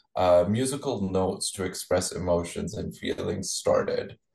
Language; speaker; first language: English; non-native, local second language; Punjabi